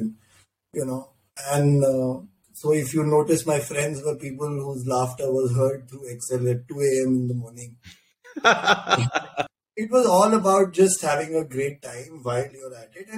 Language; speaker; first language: English; non-native, local second language; Hindi